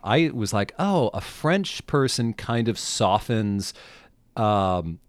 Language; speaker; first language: English; native; English